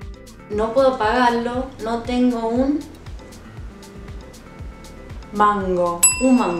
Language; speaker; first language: Spanish; non-native, fluent; English